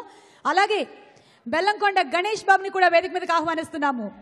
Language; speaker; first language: Telugu; native; Telugu